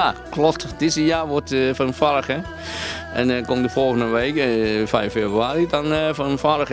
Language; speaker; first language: Dutch; non-native, learner; Cantonese